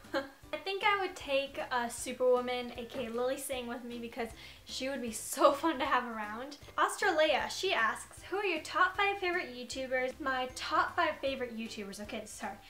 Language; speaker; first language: English; native; English